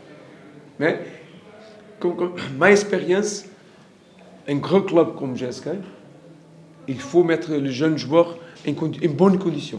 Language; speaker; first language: French; non-native, learner; Portuguese